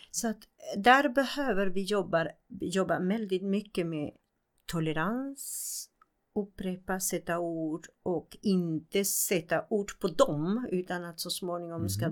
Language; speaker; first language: Swedish; non-native, fluent; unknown